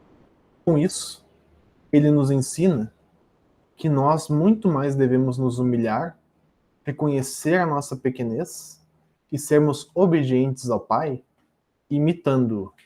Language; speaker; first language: Portuguese; native; Portuguese